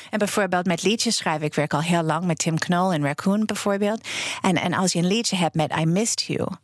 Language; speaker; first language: Dutch; non-native, fluent; English